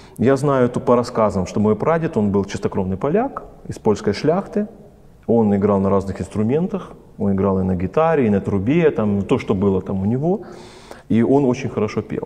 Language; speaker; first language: Russian; non-native, local second language; Ukrainian